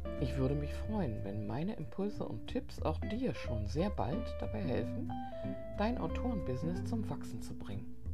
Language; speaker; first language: German; native; German